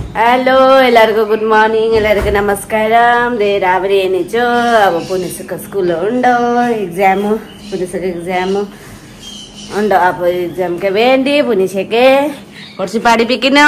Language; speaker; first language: Malayalam; non-native, learner; Nepali